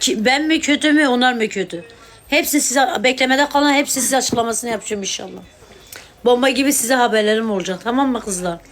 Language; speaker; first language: Turkish; non-native, local second language; Kurdish